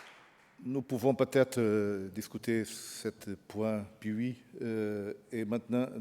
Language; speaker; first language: French; non-native, fluent; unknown